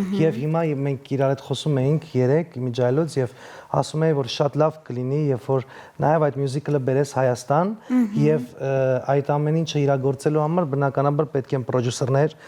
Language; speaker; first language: Armenian; native; Armenian